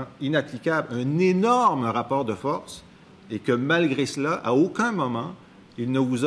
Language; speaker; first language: French; native; French